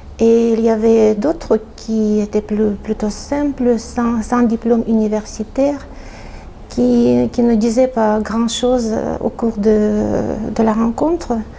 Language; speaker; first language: French; non-native, fluent; Russian